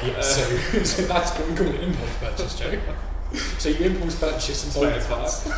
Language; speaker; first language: English; native; English